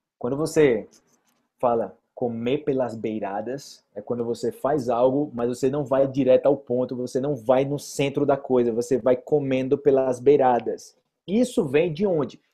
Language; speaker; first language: Portuguese; native; Portuguese